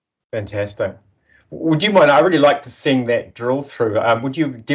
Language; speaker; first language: English; native; English